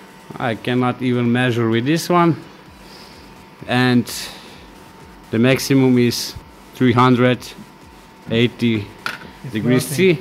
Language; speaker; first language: English; non-native, learner; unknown